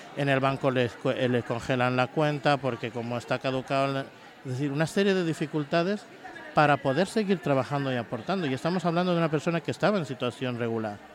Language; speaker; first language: Spanish; native; Spanish